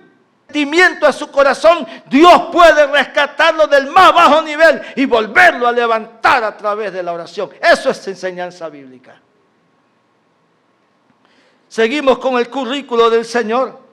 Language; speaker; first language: Spanish; native; Spanish